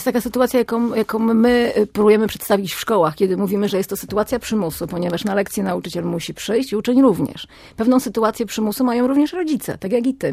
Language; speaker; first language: Polish; native; Polish